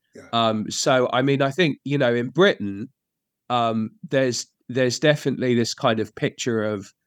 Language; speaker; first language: English; native; English